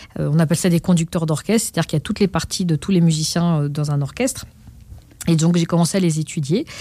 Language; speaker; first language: French; native; French